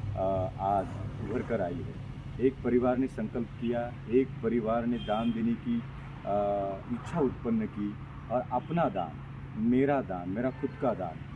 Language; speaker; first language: Hindi; non-native, local second language; Marathi